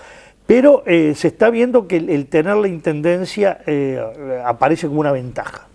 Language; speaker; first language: Spanish; native; Spanish